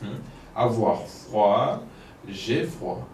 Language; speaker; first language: French; non-native, fluent; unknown